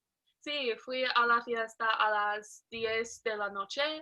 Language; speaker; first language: Spanish; non-native, learner; English